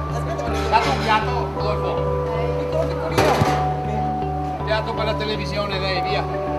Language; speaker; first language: Italian; native; Italian